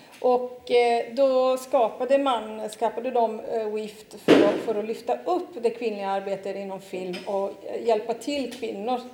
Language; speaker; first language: Swedish; non-native, fluent; Italian